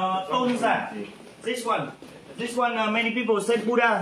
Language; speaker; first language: English; non-native, learner; Vietnamese